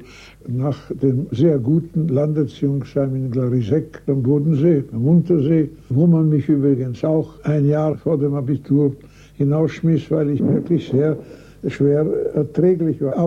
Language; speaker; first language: German; native; German